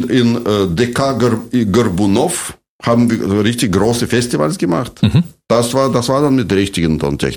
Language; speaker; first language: German; non-native, fluent; Russian